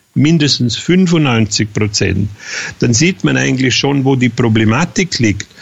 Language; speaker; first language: German; native; German